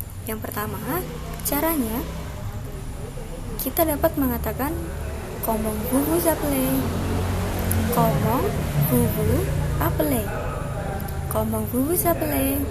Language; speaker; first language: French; non-native, fluent; Indonesian